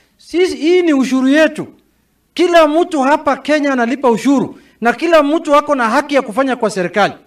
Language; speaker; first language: Swahili; non-native, local second language; Somali